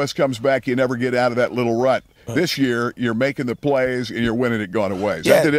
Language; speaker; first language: English; native; English